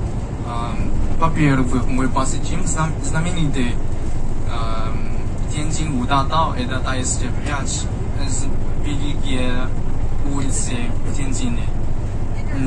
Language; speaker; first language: Russian; non-native, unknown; Chinese